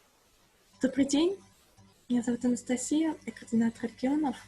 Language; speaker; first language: Russian; native; Russian